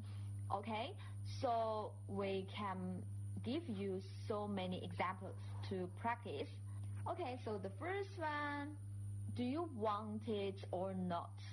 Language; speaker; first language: English; non-native, fluent; Chinese